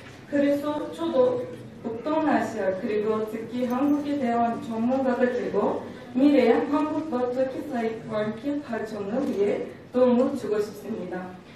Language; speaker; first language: Korean; non-native, learner; Turkish